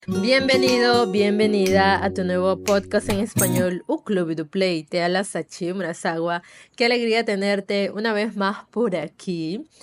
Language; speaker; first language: Spanish; native; Spanish